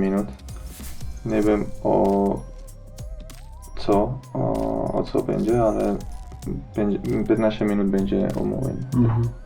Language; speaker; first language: Polish; non-native, learner; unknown